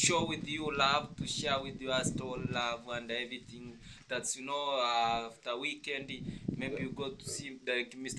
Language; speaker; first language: English; non-native, learner; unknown